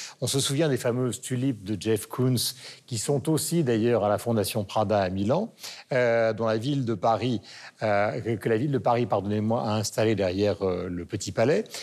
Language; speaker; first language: French; native; French